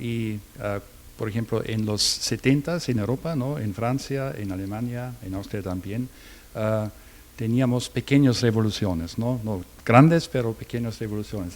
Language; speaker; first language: Spanish; non-native, learner; German